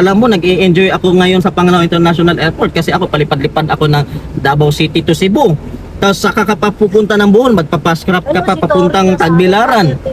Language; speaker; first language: Filipino; non-native, local second language; Cebuano